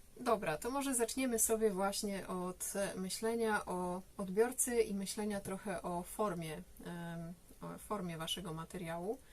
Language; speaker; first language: Polish; native; Polish